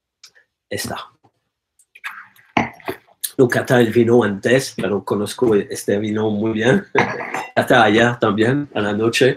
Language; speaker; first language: Spanish; non-native, learner; French